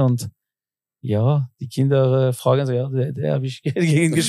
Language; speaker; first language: German; non-native, local second language; French